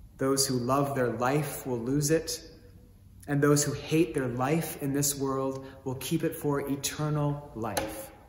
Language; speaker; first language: English; native; English